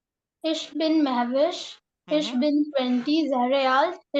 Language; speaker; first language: German; non-native, learner; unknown